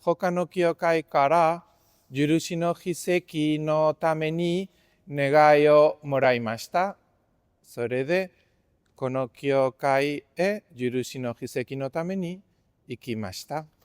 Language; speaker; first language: Japanese; non-native, fluent; Spanish